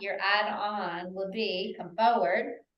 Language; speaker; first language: English; native; English